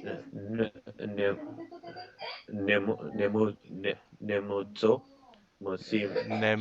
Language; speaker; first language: Czech; non-native, learner; English